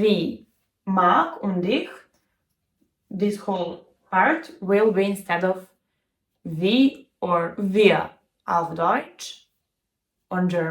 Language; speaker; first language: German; non-native, fluent; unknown